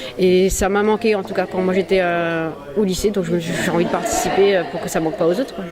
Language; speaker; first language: French; native; French